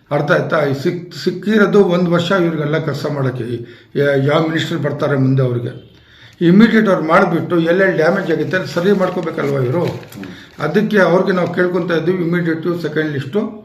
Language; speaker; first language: Kannada; non-native, local second language; Urdu